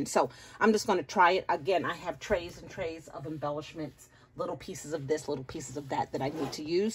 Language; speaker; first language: English; native; English